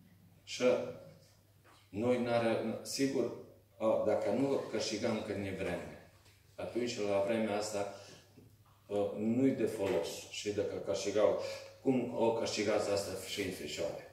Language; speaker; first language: Romanian; non-native, learner; Serbian